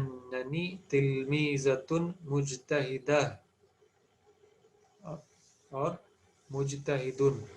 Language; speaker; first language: Arabic; non-native, fluent; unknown